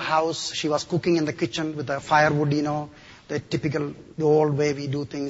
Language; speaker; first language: English; non-native, local second language; Malayalam